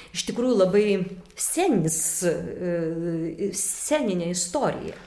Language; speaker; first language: Lithuanian; native; Lithuanian